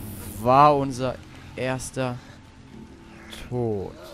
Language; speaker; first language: German; native; German